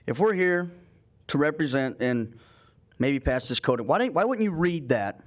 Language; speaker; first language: English; native; English